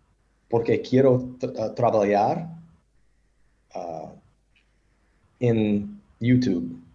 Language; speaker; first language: Portuguese; non-native, learner; English